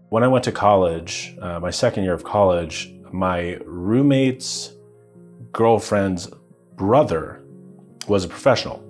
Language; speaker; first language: English; native; English